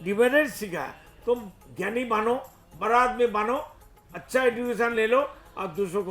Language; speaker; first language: Hindi; non-native, local second language; Bangla